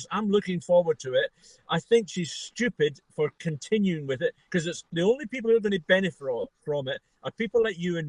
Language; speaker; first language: English; native; English